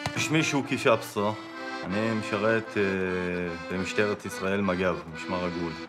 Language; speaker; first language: Hebrew; non-native, local second language; Adyghe